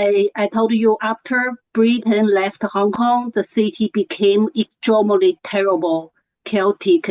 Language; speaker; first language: English; non-native, learner; Chinese